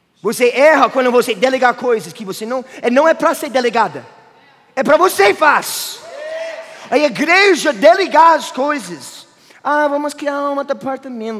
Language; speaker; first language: Portuguese; non-native, fluent; English